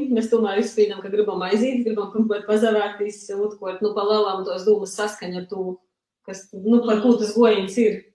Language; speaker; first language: Latvian; early bilingual, other home language; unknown